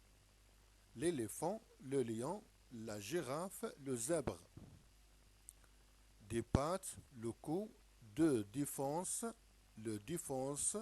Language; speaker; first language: French; non-native, local second language; Arabic